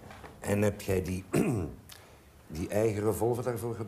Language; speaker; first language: Dutch; native; Dutch